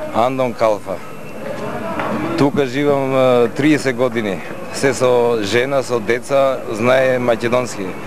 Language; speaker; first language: Macedonian; early bilingual, heritage; Macedonian